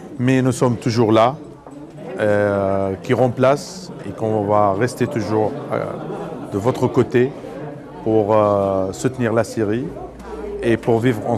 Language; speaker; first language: French; non-native, learner; Arabic